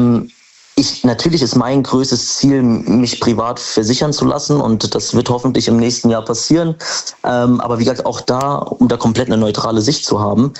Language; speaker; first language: German; native; German